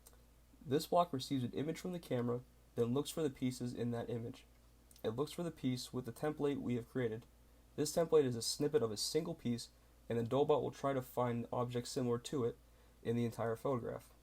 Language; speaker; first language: English; native; English